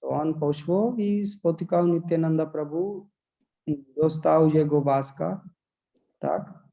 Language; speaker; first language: Polish; non-native, learner; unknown